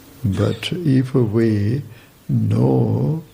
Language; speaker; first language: English; non-native, local second language; Kannada